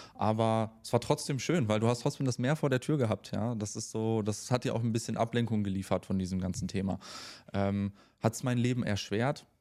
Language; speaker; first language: German; native; German